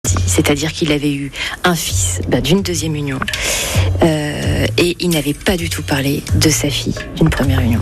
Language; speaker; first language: French; native; French